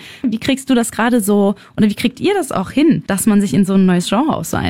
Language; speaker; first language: German; native; German